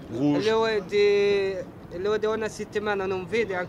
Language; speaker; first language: Italian; non-native, learner; Arabic